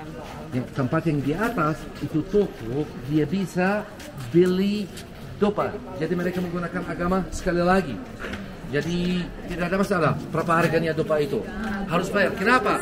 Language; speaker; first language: Indonesian; non-native, learner; Arabic